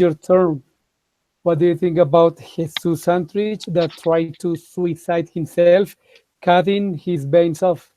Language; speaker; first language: English; non-native, fluent; Spanish